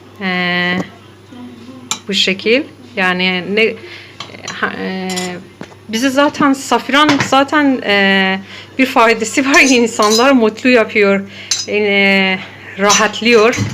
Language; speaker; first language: Turkish; non-native, learner; Persian